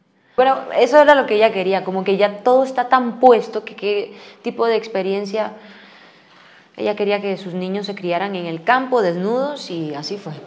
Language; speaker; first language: Spanish; early bilingual, other home language; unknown